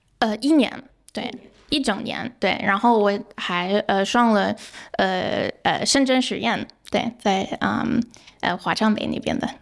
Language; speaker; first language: Chinese; non-native, fluent; English